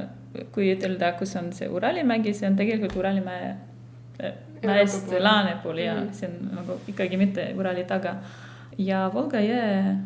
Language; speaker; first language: Estonian; non-native, fluent; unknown